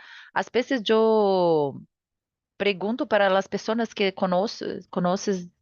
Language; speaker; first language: Spanish; non-native, learner; Portuguese